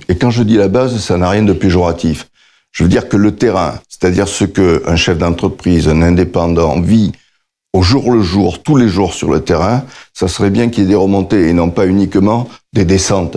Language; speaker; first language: French; native; French